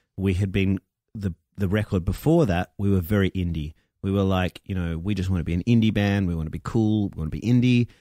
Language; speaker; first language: English; native; English